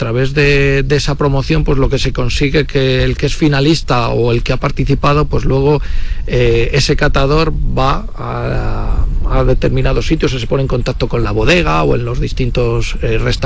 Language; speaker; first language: Spanish; native; Spanish